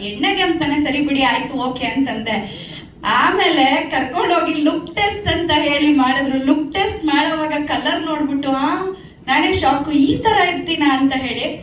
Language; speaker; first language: Kannada; native; Kannada